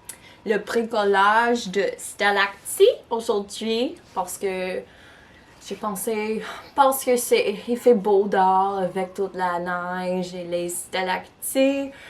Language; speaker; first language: French; non-native, local second language; English